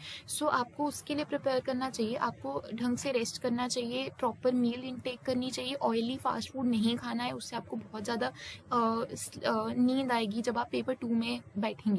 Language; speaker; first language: Hindi; native; Hindi